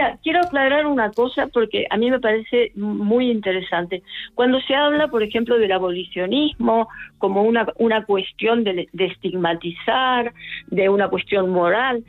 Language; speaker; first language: Spanish; native; Spanish